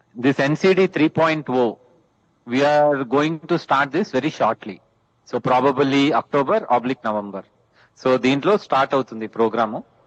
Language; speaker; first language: English; non-native, local second language; Telugu